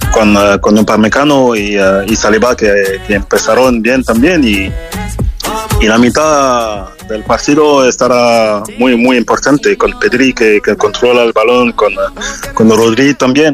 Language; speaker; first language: Spanish; non-native, fluent; French